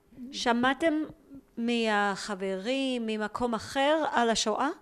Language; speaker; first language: Hebrew; native; Hebrew